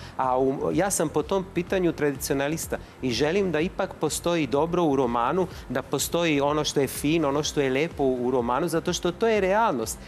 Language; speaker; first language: Bosnian; non-native, fluent; Italian